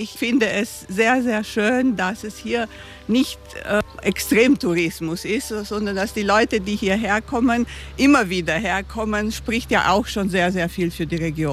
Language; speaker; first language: German; non-native, fluent; Romanian